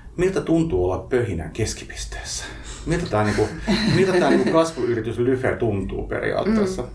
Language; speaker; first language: Finnish; native; Finnish